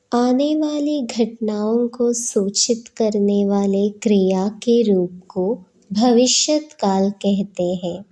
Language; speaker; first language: Hindi; non-native, local second language; Malayalam